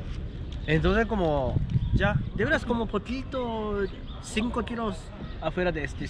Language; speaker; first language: Spanish; non-native, learner; Japanese